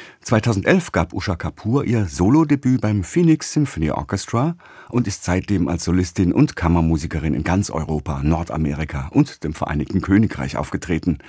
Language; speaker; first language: German; native; German